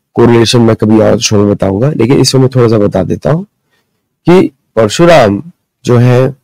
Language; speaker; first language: Hindi; early bilingual, other home language; Marathi